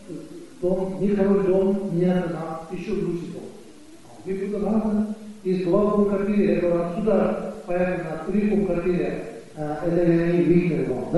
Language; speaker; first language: Russian; non-native, learner; Tibetan